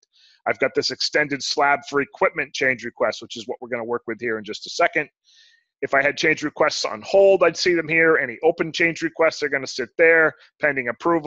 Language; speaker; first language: English; native; English